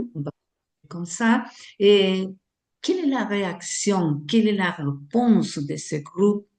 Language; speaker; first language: French; non-native, fluent; Spanish